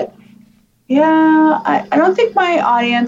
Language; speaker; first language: English; native; English